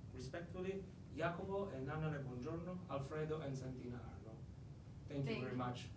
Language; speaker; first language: English; non-native, fluent; Italian